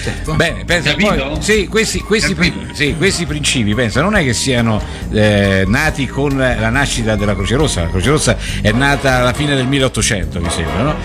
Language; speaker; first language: Italian; native; Italian